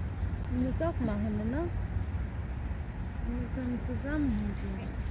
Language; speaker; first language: German; non-native, learner; Korean